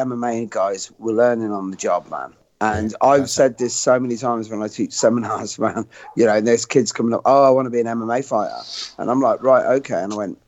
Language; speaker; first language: English; native; English